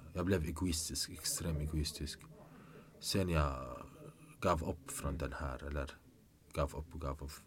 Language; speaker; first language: Swedish; non-native, fluent; Arabic